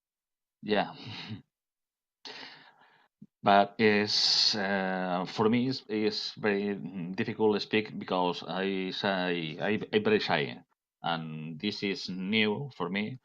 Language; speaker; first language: English; non-native, learner; Catalan